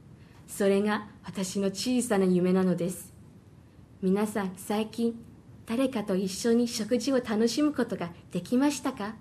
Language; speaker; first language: Japanese; non-native, fluent; Chinese